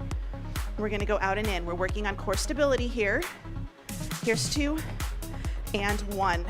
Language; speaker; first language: English; native; English